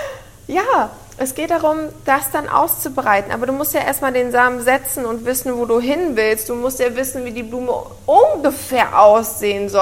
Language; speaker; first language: German; native; German